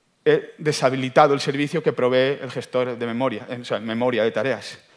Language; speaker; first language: Spanish; native; Spanish